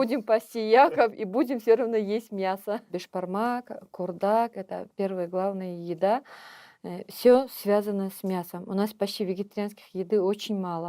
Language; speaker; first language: Russian; non-native, local second language; Kyrgyz